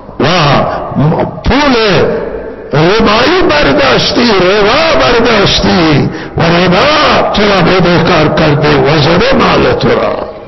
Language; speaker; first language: Persian; non-native, local second language; Baluchi